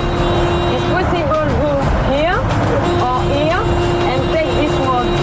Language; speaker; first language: English; non-native, learner; French